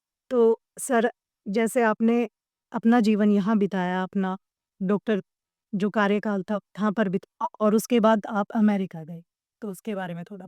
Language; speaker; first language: Hindi; native; Hindi